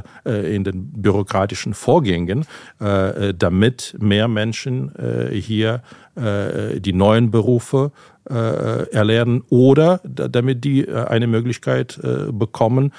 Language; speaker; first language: German; non-native, fluent; Ukrainian